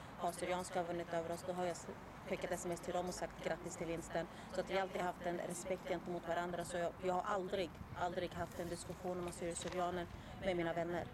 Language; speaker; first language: Swedish; early bilingual, other home language; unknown